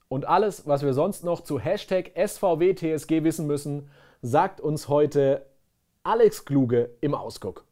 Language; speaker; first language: German; native; German